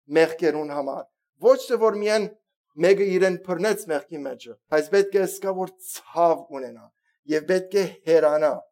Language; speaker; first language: Armenian; early bilingual, heritage; Armenian